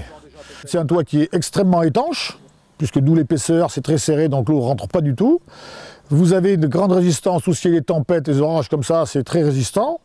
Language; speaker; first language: French; native; French